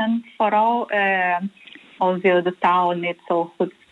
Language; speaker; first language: Dutch; non-native, learner; Portuguese